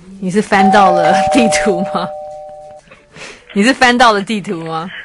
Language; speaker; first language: Chinese; native; Chinese